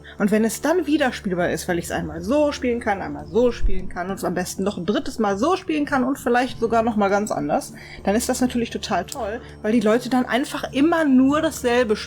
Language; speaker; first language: German; native; German